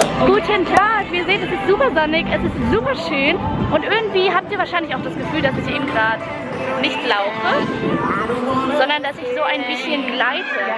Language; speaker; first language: German; native; German